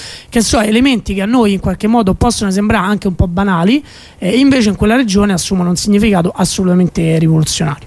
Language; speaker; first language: Italian; native; Italian